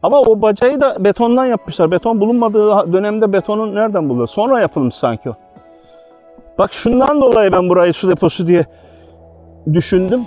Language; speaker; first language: Turkish; native; Turkish